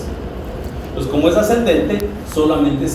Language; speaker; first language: Spanish; native; Spanish